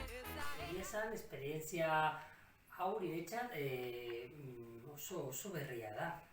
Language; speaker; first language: Basque; non-native, local second language; Catalan